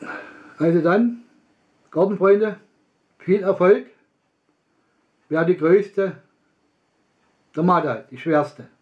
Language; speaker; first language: German; non-native, learner; Russian